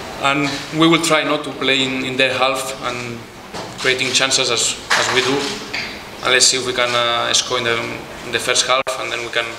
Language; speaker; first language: English; non-native, fluent; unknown